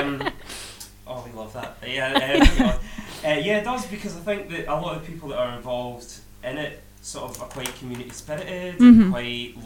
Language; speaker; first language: English; native; English